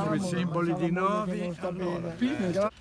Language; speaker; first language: Italian; native; Italian